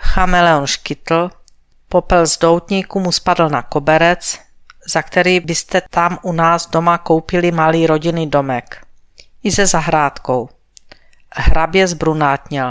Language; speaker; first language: Czech; native; Czech